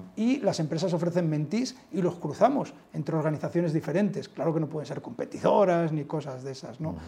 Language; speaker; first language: Spanish; native; Spanish